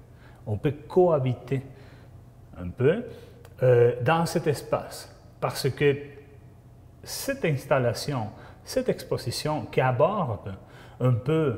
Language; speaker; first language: French; non-native, fluent; Spanish